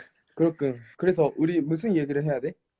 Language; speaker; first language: Korean; non-native, fluent; Japanese